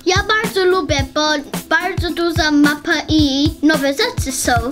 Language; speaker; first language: Polish; early bilingual, heritage; Polish